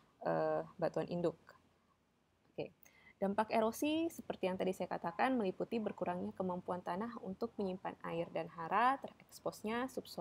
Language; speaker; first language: Indonesian; native; Indonesian